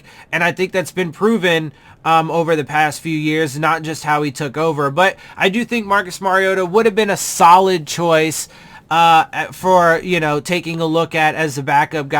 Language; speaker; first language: English; native; English